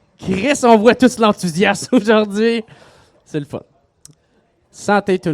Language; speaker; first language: French; native; French